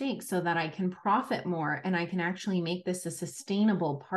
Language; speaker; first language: English; native; English